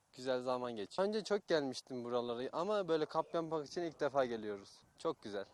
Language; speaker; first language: Turkish; native; Turkish